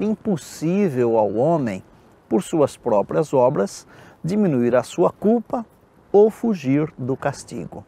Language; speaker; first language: Portuguese; native; Portuguese